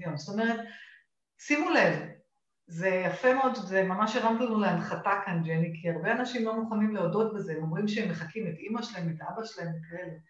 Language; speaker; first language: Hebrew; native; Hebrew